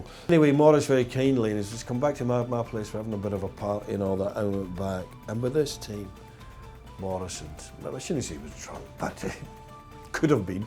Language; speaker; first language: English; native; English